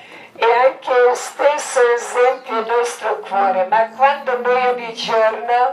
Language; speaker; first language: Italian; non-native, learner; Croatian